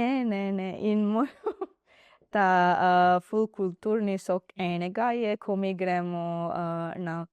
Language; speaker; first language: Slovenian; non-native, learner; Divehi